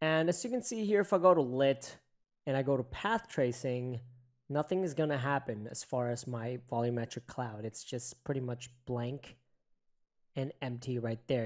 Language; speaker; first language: English; native; English